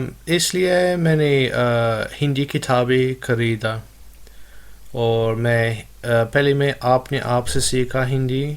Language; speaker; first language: Hindi; non-native, learner; English